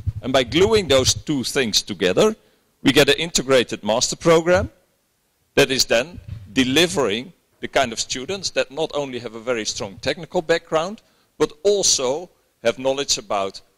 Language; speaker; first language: English; non-native, fluent; Dutch